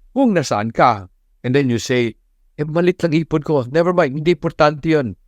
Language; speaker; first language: Filipino; non-native, local second language; Cebuano